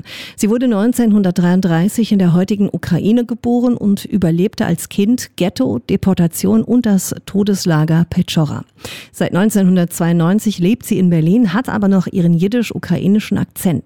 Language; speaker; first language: German; native; German